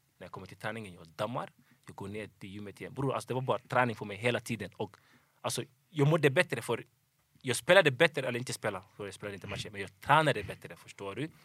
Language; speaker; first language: Swedish; early bilingual, other home language; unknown